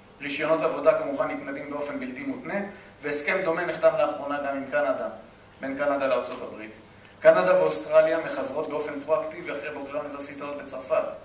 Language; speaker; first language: Hebrew; native; Hebrew